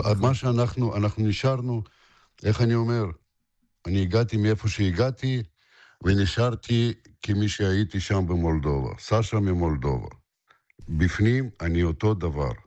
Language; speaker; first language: Hebrew; non-native, fluent; Russian